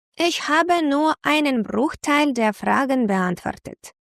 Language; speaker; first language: German; non-native, fluent; Ukrainian